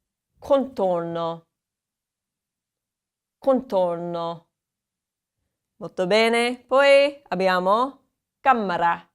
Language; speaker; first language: Italian; non-native, fluent; English